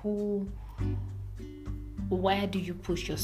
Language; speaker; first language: English; non-native, local second language; Swahili